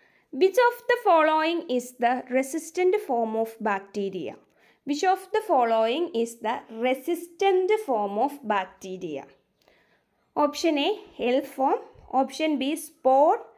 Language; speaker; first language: English; non-native, local second language; Malayalam